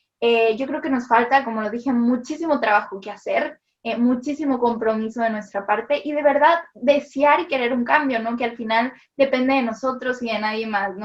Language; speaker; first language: Spanish; native; Spanish